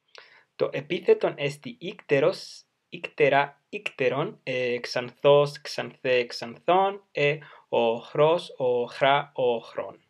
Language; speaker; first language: Greek; non-native, fluent; Spanish